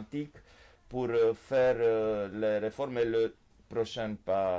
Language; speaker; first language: French; non-native, fluent; Romanian